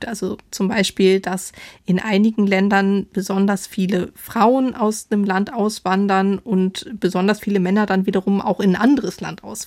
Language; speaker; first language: German; native; German